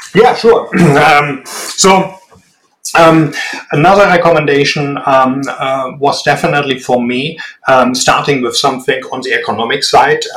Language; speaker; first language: English; non-native, fluent; German